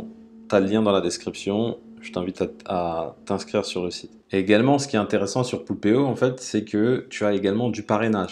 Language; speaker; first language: French; native; French